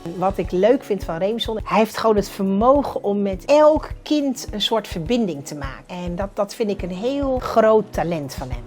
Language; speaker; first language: Dutch; early bilingual, other home language; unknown